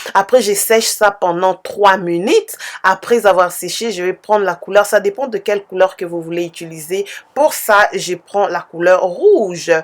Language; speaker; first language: French; non-native, local second language; Lingala